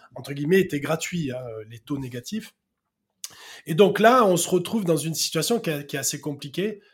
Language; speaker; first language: French; native; French